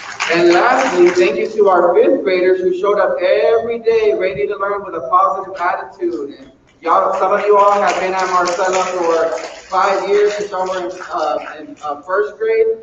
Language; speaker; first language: English; early bilingual, other home language; Spanish